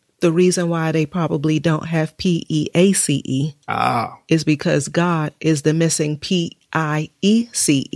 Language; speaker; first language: English; native; English